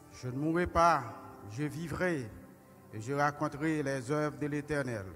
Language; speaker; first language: French; non-native, local second language; Haitian Creole